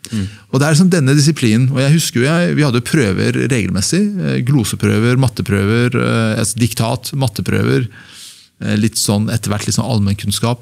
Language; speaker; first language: Norwegian; early bilingual, other home language; Persian